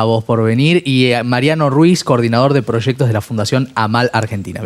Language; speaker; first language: Spanish; native; Spanish